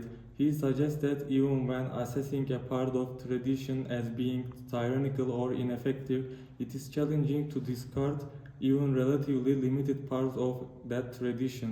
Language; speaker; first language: English; non-native, learner; Turkish